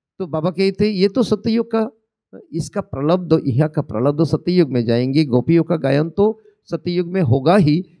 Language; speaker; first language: Hindi; non-native, local second language; Bangla